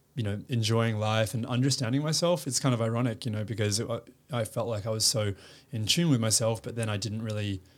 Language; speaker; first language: English; native; English